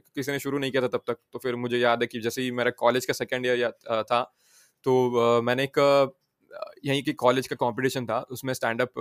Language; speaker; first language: Hindi; non-native, local second language; Gujarati